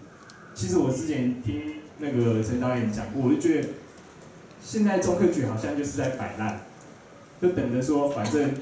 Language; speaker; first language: Chinese; native; Chinese